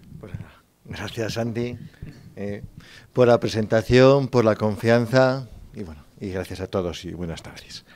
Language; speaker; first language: Spanish; native; Spanish